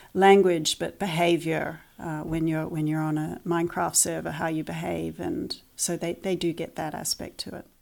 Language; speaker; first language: English; native; English